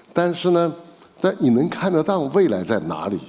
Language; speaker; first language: Chinese; native; Chinese